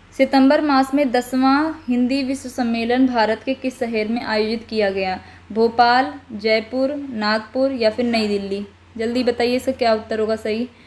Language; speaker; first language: Hindi; native; Hindi